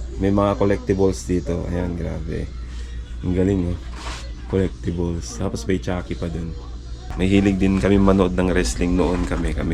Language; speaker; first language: Filipino; native; Filipino